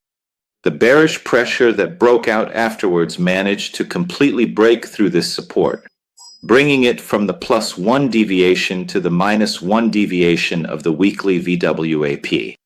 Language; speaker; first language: English; non-native, fluent; Italian